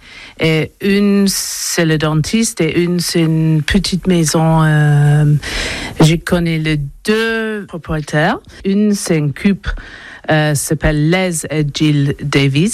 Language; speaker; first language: French; non-native, learner; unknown